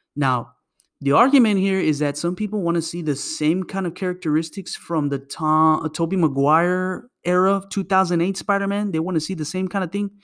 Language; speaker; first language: English; early bilingual, other home language; Spanish